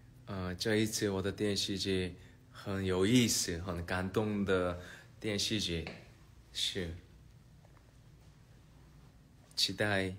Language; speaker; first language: Chinese; non-native, learner; Korean